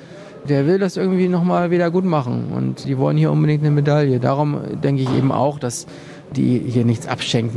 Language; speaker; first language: German; native; German